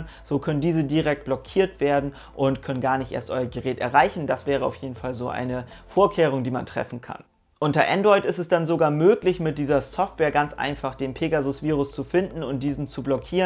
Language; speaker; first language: German; native; German